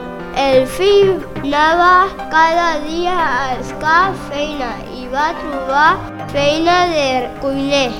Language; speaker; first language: Catalan; non-native, learner; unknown